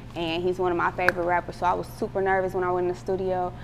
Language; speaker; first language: English; native; English